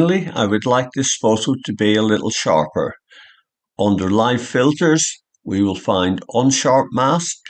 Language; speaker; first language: English; native; English